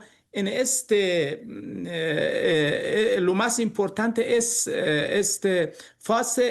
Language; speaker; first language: Spanish; non-native, learner; Persian